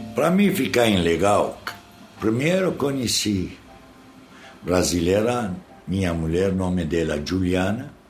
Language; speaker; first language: Portuguese; non-native, learner; Arabic